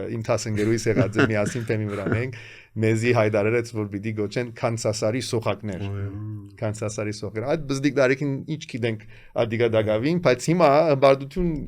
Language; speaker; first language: Armenian; early bilingual, heritage; Armenian